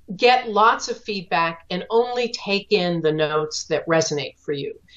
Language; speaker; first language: English; native; English